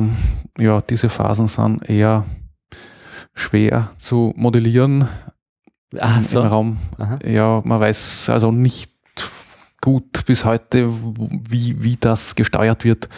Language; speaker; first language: German; native; German